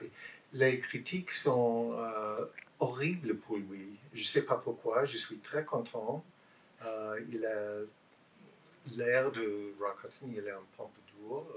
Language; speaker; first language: French; non-native, learner; English